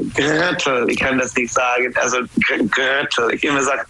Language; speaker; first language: German; non-native, learner; English